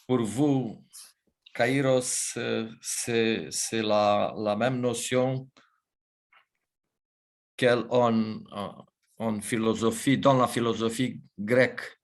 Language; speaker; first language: French; non-native, fluent; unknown